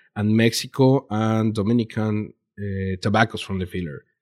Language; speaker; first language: English; non-native, learner; Spanish